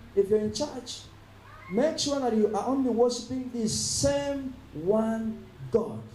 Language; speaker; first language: English; non-native, local second language; Swahili